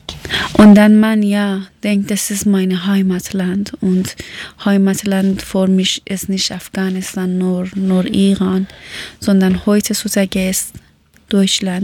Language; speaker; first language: German; early bilingual, other home language; Persian